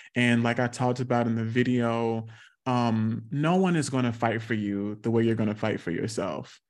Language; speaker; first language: English; native; English